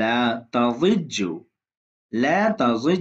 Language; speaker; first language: Arabic; non-native, fluent; Urdu